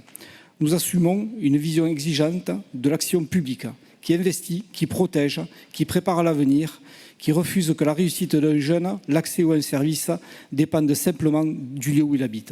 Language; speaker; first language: French; native; French